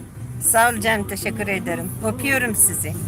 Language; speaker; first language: Turkish; non-native, local second language; Kurdish